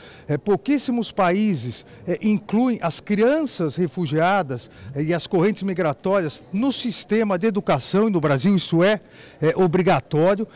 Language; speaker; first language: Portuguese; native; Portuguese